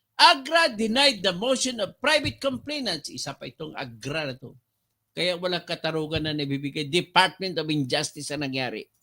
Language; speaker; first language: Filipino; non-native, local second language; Cebuano